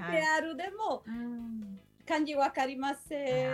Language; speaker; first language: Japanese; non-native, learner; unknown